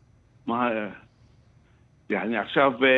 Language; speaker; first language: Hebrew; non-native, local second language; Arabic